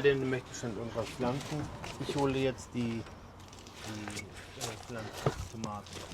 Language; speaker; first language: German; native; German